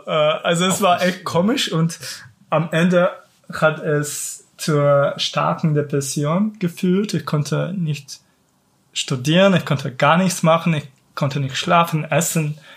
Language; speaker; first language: German; non-native, fluent; Kyrgyz